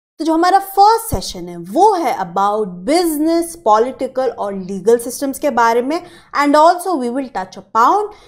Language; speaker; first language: Hindi; native; Hindi